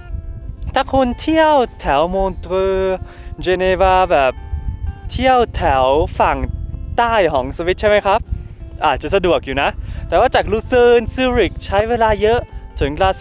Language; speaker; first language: Thai; early bilingual, heritage; Thai